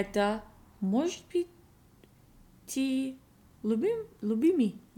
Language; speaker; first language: Russian; non-native, learner; English